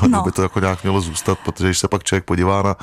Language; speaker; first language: Czech; native; Czech